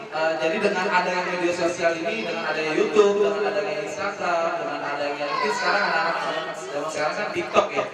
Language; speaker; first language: Indonesian; native; Indonesian